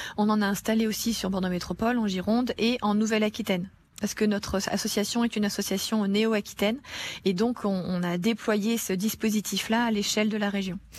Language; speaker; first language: French; native; French